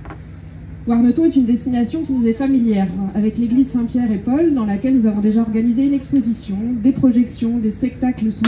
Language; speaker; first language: French; native; French